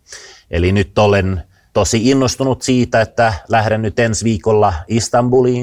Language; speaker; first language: Finnish; early bilingual, heritage; Finnish